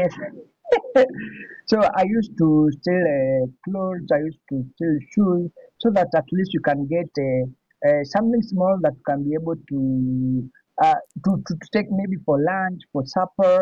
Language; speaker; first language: English; non-native, local second language; Swahili